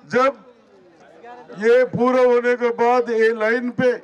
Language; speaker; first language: Hindi; non-native, local second language; Telugu